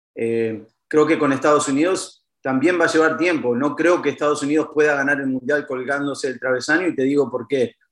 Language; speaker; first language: Spanish; native; Spanish